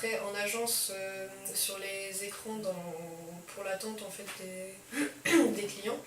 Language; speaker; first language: French; native; French